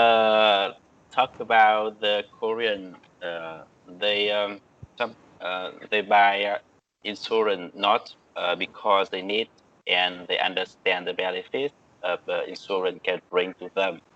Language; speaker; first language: English; non-native, learner; Vietnamese